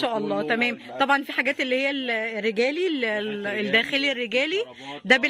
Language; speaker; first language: Arabic; native; Arabic